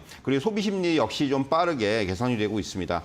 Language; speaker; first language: Korean; native; Korean